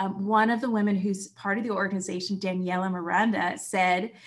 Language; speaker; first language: English; native; English